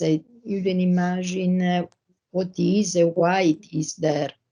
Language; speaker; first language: English; non-native, learner; Italian